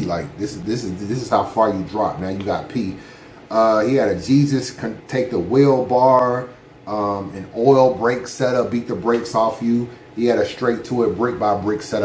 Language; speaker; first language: English; native; English